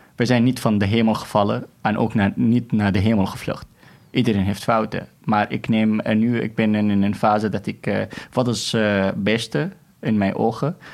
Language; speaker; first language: Dutch; non-native, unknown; Arabic